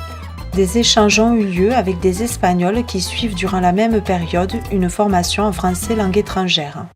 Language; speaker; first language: French; native; French